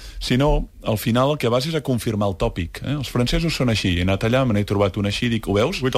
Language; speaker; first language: Catalan; native; Catalan